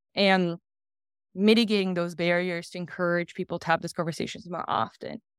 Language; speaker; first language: English; non-native, fluent; Portuguese